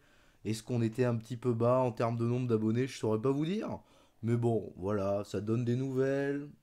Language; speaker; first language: French; native; French